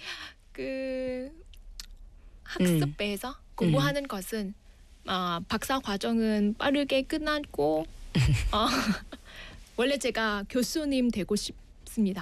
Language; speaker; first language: Korean; non-native, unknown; Vietnamese